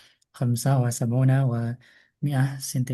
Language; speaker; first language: Arabic; non-native, fluent; Indonesian